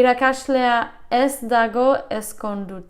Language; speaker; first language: Basque; non-native, learner; English